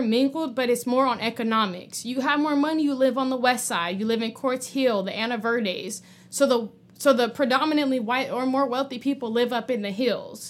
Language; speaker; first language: English; native; English